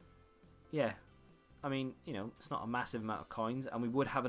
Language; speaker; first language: English; native; English